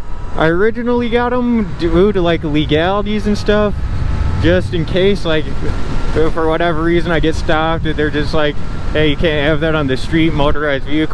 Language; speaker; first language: English; native; English